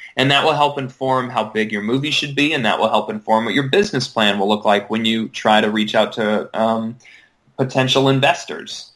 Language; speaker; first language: English; native; English